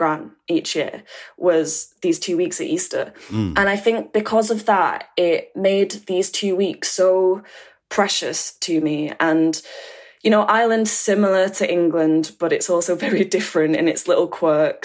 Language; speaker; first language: English; native; English